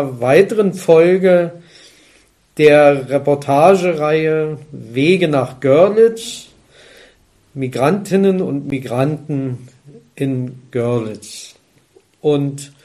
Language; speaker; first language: German; native; German